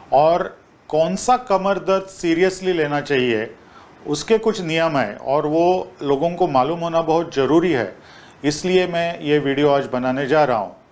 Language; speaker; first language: Hindi; non-native, local second language; Marathi